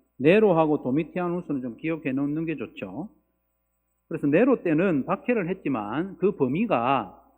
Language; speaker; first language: Korean; native; Korean